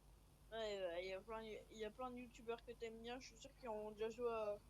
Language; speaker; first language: French; native; French